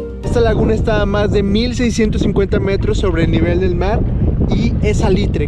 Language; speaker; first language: Spanish; native; Spanish